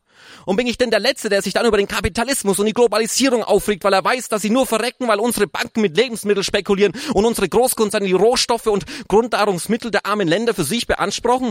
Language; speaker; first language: German; native; German